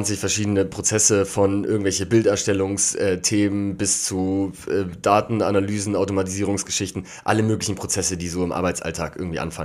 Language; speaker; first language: German; native; German